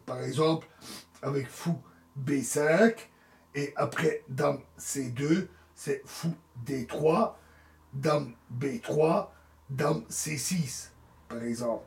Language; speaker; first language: French; native; French